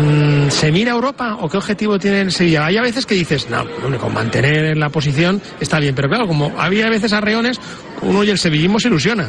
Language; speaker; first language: Spanish; native; Spanish